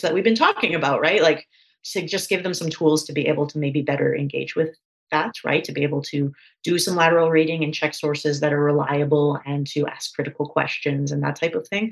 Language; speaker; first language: English; native; English